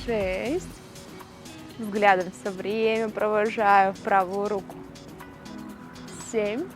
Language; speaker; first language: Russian; native; Russian